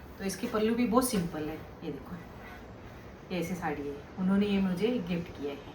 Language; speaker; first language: Hindi; non-native, local second language; Kannada